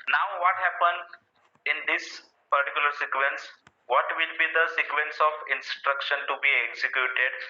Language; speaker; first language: English; non-native, local second language; Marathi